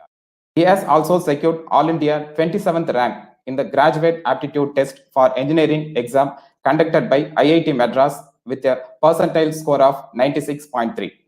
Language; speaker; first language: English; non-native, local second language; Tamil